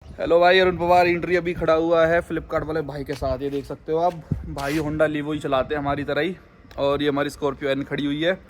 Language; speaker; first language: Hindi; native; Hindi